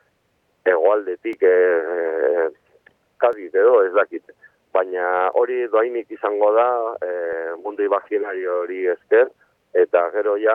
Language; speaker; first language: Basque; non-native, local second language; Spanish